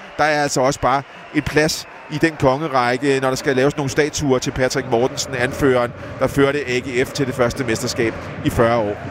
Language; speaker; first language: Danish; native; Danish